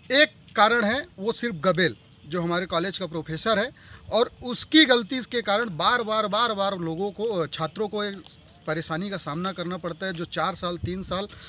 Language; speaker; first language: Hindi; native; Hindi